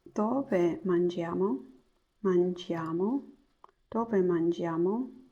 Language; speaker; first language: Italian; non-native, learner; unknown